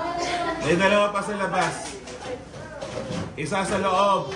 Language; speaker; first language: Filipino; native; Filipino